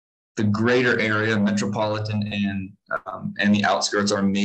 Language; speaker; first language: English; native; English